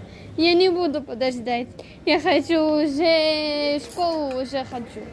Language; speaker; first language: Russian; early bilingual, heritage; Hebrew